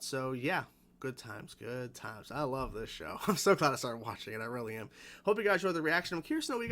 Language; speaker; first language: English; native; English